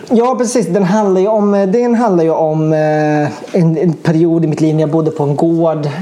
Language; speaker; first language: Swedish; native; Swedish